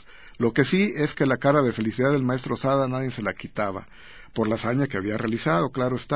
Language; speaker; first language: Spanish; native; Spanish